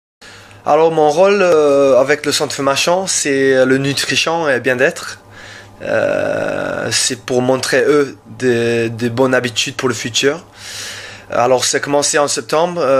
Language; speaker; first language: French; non-native, learner; English